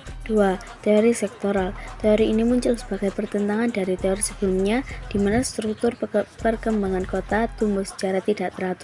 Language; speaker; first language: Indonesian; native; Indonesian